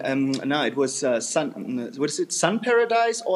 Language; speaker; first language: English; non-native, fluent; German